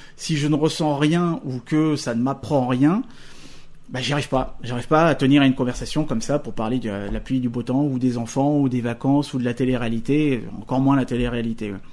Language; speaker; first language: French; native; French